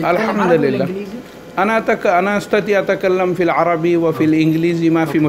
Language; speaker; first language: Arabic; non-native, learner; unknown